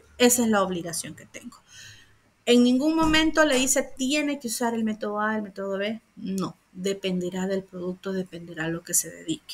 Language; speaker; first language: Spanish; native; Spanish